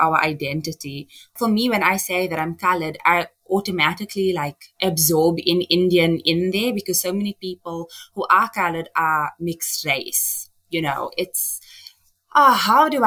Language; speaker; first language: English; native; English